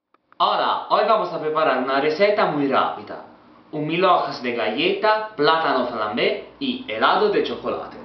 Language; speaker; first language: Spanish; non-native, fluent; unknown